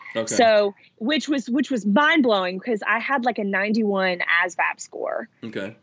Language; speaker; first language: English; early bilingual, other home language; Italian